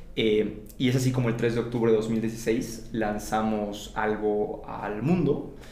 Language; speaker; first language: Spanish; native; Spanish